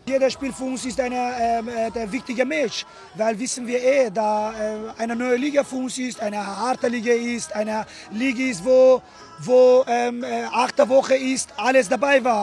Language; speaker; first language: German; non-native, fluent; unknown